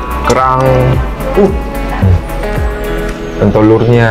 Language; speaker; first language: Indonesian; non-native, fluent; Korean